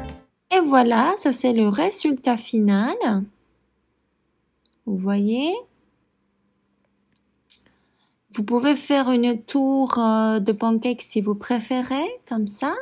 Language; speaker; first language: French; non-native, fluent; Spanish